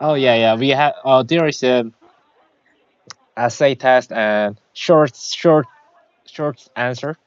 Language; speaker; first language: English; non-native, learner; Korean